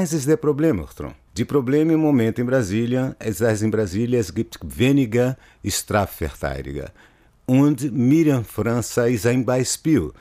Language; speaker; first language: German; non-native, fluent; Portuguese